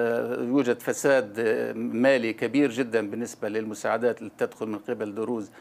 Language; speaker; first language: Arabic; native; Arabic